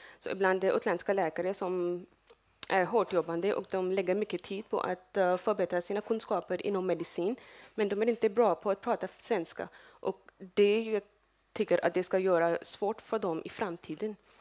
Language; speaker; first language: Swedish; non-native, fluent; Urdu